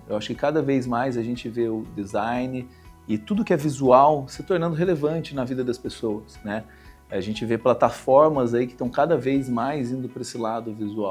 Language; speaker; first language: Portuguese; native; Portuguese